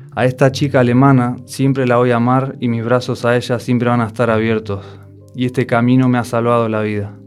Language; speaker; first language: Spanish; native; Spanish